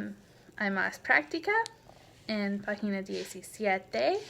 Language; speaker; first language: Spanish; non-native, fluent; English